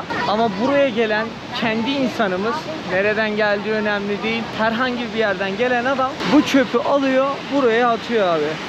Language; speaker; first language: Turkish; native; Turkish